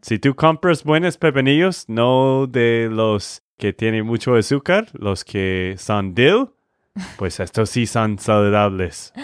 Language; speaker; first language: Spanish; non-native, learner; English